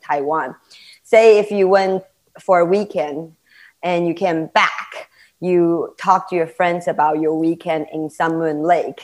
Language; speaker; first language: English; non-native, fluent; Chinese